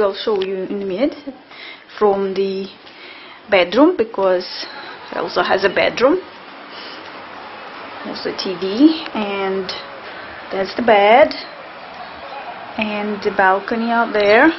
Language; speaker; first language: English; non-native, fluent; Russian